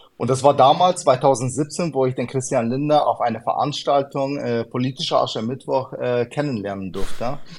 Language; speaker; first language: German; early bilingual, other home language; Arabic